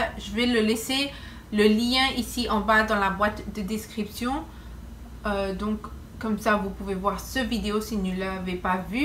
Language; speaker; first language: French; non-native, fluent; Spanish